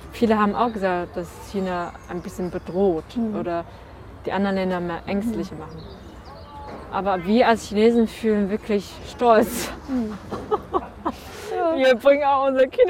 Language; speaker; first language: German; non-native, fluent; Chinese